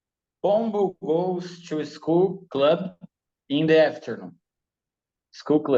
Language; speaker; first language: English; non-native, learner; Portuguese